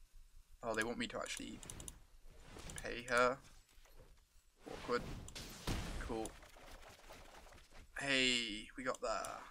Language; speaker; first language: English; native; English